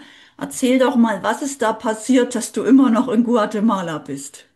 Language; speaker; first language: German; native; German